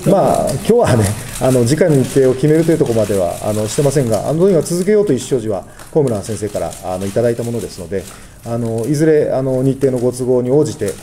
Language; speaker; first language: Japanese; native; Japanese